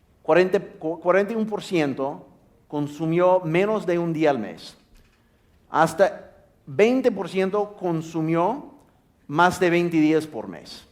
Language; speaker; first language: Spanish; non-native, fluent; English